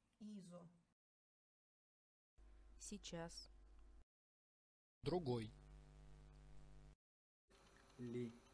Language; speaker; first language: Russian; non-native, learner; English